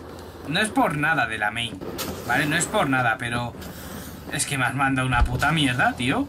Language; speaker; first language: Spanish; native; Spanish